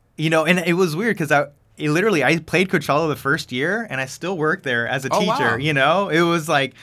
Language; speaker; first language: English; early bilingual, other home language; Spanish